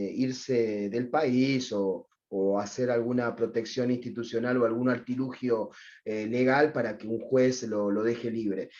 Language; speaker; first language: Spanish; native; Spanish